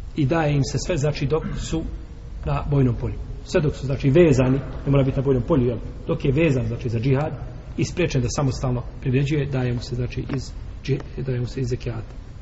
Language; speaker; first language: Bosnian; native; Bosnian